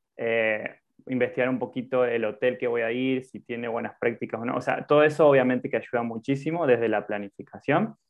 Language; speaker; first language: Spanish; native; Spanish